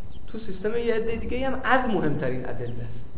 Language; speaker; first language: Persian; native; Persian